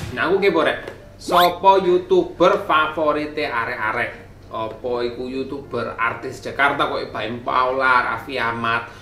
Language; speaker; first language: Javanese; non-native, local second language; English